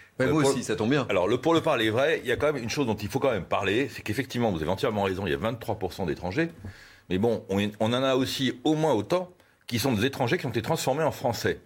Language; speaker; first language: French; native; French